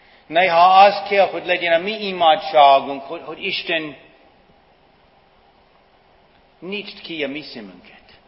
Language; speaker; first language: Hungarian; non-native, fluent; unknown